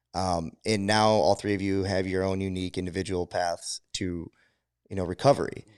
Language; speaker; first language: English; native; English